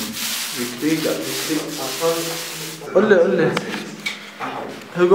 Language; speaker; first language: Swedish; early bilingual, other home language; Arabic